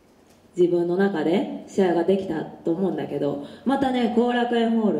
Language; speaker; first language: Japanese; native; Japanese